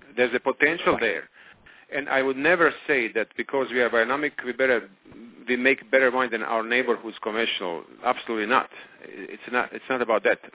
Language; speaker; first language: English; non-native, fluent; Croatian